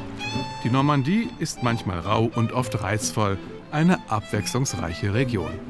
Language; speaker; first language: German; native; German